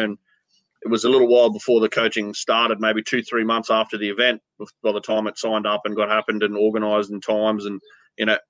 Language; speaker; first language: English; native; English